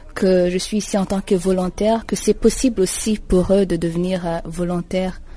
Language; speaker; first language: French; non-native, local second language; Rundi